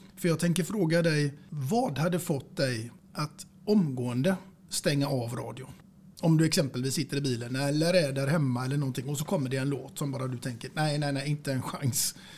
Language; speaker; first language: Swedish; native; Swedish